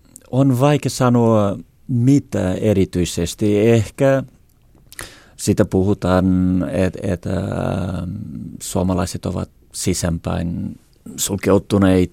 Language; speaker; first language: Finnish; non-native, fluent; Portuguese